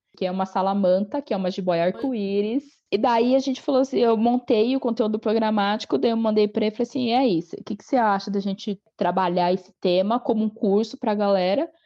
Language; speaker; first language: Portuguese; native; Portuguese